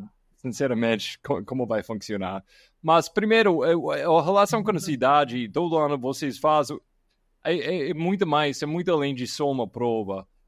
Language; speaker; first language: Portuguese; non-native, fluent; English